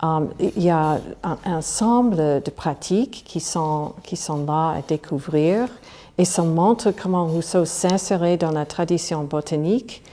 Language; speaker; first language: French; non-native, fluent; English